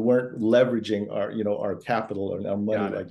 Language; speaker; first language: English; early bilingual, other home language; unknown